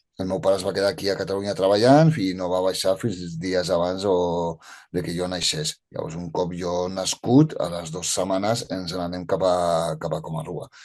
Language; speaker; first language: Catalan; early bilingual, other home language; Arabic